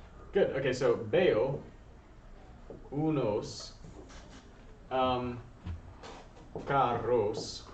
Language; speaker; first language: Spanish; non-native, fluent; English